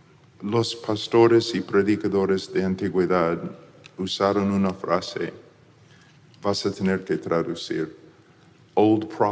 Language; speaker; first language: Spanish; non-native, fluent; English